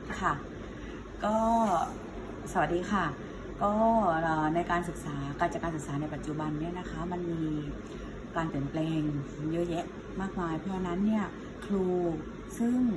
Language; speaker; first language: Thai; native; Thai